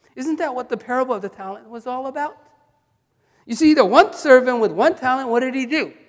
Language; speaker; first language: English; early bilingual, other home language; Korean